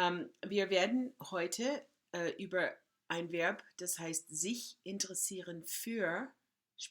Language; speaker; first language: German; non-native, fluent; English